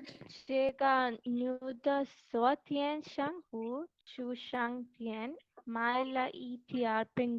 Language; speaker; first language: Chinese; non-native, learner; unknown